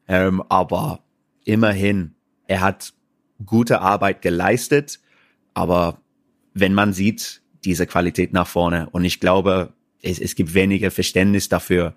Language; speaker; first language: German; non-native, fluent; English